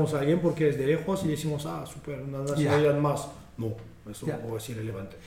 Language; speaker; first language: Spanish; non-native, fluent; French